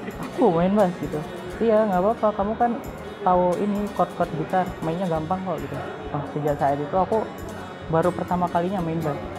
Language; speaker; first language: Indonesian; native; Indonesian